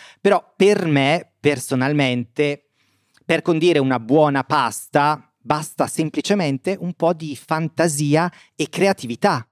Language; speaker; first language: Italian; native; Italian